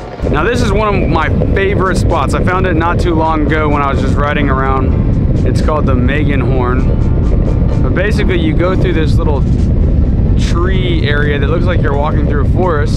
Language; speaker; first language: English; native; English